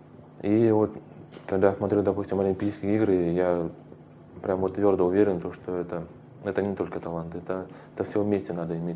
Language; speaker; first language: Russian; native; Russian